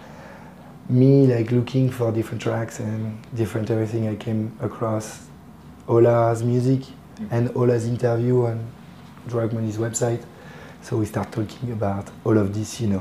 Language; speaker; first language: English; non-native, fluent; French